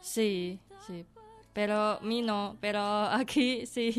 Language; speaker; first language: Catalan; non-native, learner; Indonesian